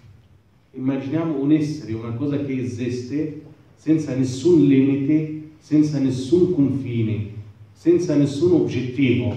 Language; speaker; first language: Italian; non-native, fluent; Arabic